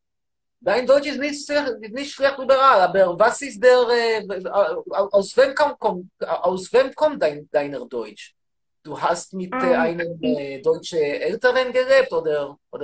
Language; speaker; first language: German; non-native, learner; Hebrew